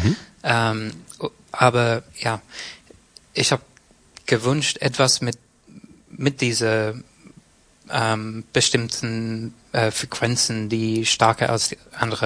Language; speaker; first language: German; non-native, fluent; English